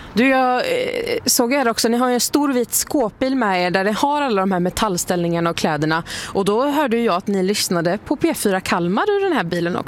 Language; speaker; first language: Swedish; native; Swedish